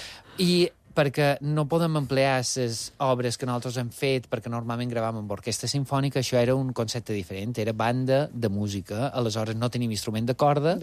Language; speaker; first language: Catalan; native; Catalan